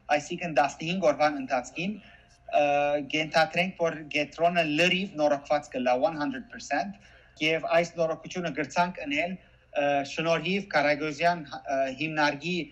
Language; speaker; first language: Armenian; early bilingual, heritage; Armenian